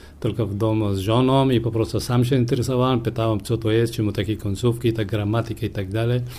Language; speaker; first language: Polish; non-native, fluent; Persian